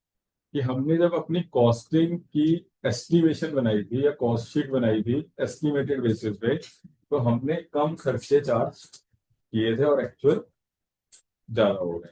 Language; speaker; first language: Hindi; native; Hindi